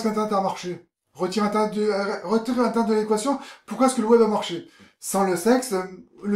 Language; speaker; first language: French; native; French